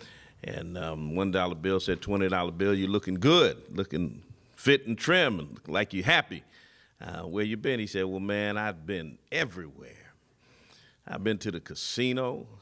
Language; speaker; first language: English; native; English